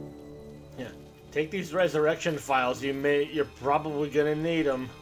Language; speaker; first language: English; native; English